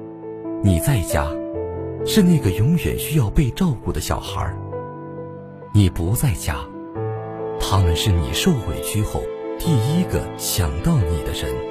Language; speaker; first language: Chinese; native; Chinese